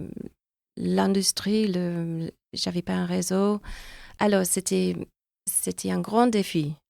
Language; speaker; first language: French; non-native, fluent; English